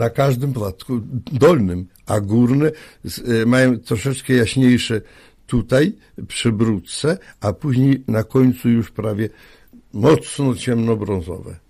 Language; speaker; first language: Polish; native; Polish